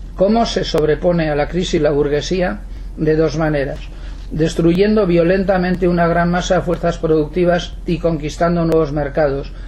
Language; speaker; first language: Spanish; non-native, local second language; Basque